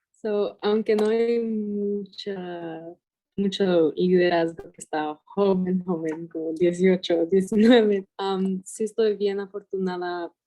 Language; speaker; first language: Spanish; early bilingual, heritage; Spanish